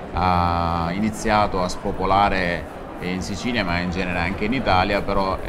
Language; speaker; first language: Italian; native; Italian